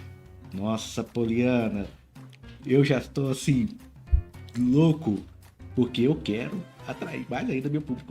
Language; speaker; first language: Portuguese; native; Portuguese